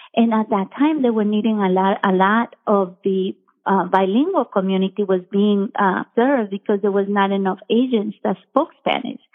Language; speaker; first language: English; non-native, fluent; Spanish